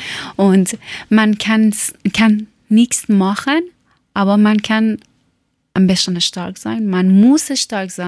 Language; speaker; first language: German; non-native, learner; Persian